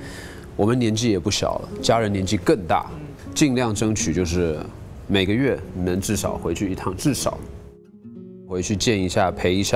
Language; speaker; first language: Chinese; native; Chinese